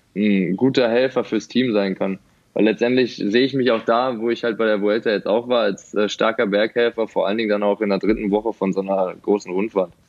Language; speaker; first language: German; native; German